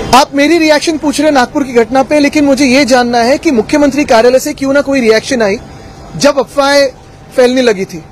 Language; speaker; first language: Hindi; non-native, local second language; Marathi